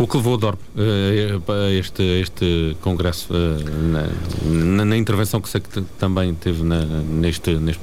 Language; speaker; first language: Portuguese; native; Portuguese